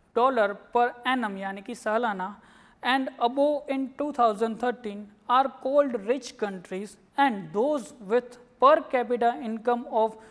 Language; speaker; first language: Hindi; non-native, local second language; Gujarati